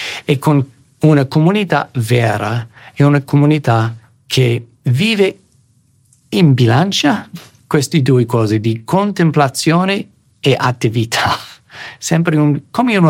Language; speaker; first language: Italian; non-native, fluent; English